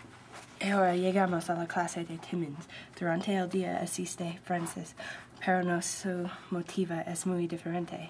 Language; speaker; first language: Spanish; non-native, learner; English